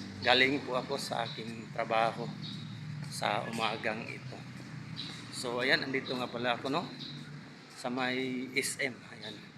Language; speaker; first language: Filipino; non-native, local second language; Cebuano